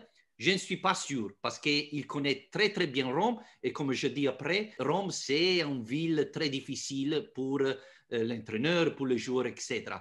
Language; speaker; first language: French; non-native, fluent; Italian